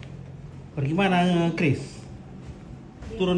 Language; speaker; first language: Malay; non-native, local second language; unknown